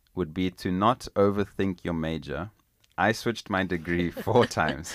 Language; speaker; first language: English; non-native, local second language; Italian